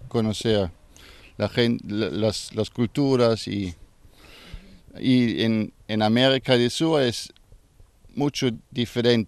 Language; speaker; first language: Spanish; non-native, learner; German